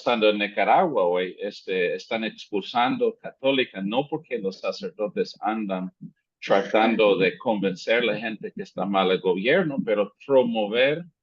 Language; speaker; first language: Spanish; non-native, fluent; English